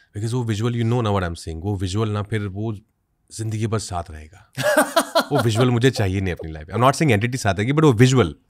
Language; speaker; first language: Hindi; native; Hindi